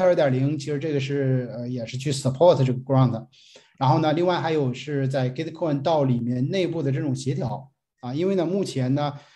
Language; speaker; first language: Chinese; native; Chinese